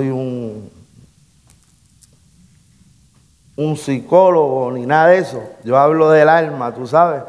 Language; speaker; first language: Spanish; native; Spanish